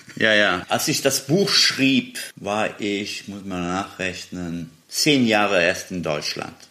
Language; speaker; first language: German; early bilingual, other home language; Turkish